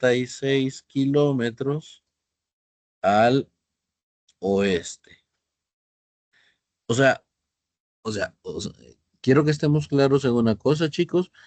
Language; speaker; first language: Spanish; native; Spanish